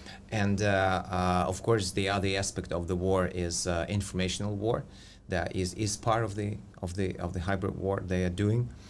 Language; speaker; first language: English; non-native, fluent; Ukrainian